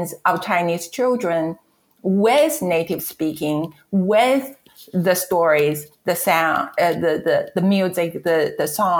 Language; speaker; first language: English; non-native, fluent; Chinese